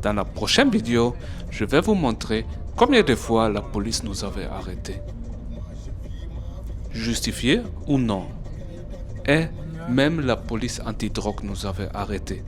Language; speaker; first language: French; early bilingual, heritage; French